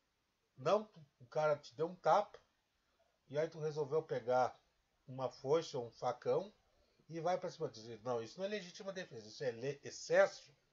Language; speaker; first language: Portuguese; native; Portuguese